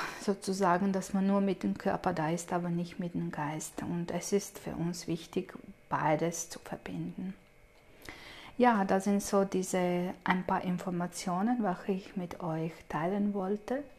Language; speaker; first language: German; non-native, fluent; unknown